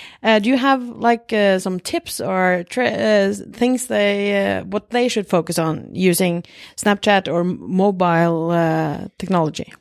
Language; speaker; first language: English; non-native, fluent; Norwegian